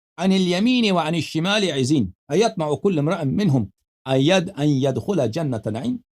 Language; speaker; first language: Urdu; non-native, fluent; Persian